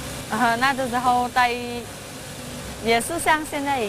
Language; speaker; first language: Chinese; non-native, fluent; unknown